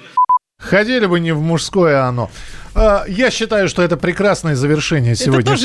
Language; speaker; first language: Russian; native; Russian